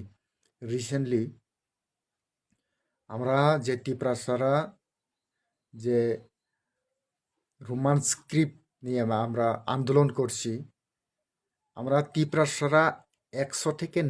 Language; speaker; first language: Bangla; non-native, local second language; Kok Borok